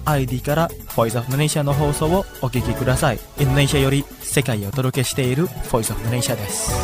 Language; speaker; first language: Japanese; non-native, fluent; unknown